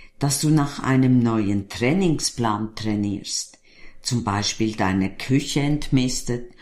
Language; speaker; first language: German; native; German